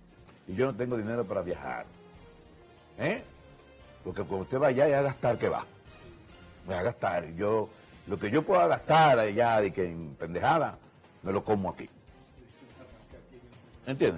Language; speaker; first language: Spanish; native; Spanish